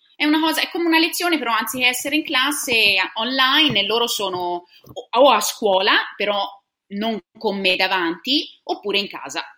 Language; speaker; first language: Italian; native; Italian